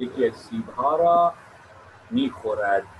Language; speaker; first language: Persian; non-native, fluent; Urdu